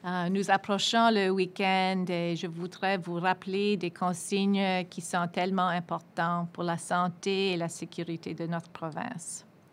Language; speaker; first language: French; non-native, fluent; English